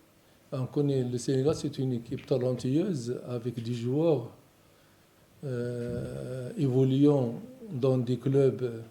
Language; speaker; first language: French; non-native, local second language; Arabic